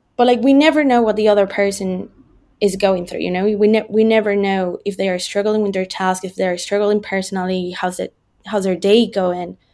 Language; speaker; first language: English; non-native, fluent; Spanish